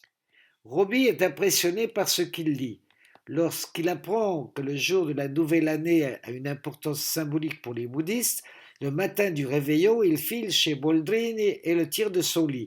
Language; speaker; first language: French; native; French